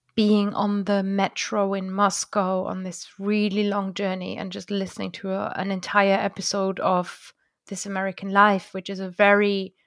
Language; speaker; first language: English; non-native, fluent; German